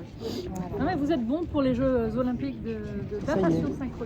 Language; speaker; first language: French; non-native, learner; Russian